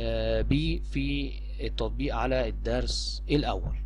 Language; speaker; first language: Arabic; native; Arabic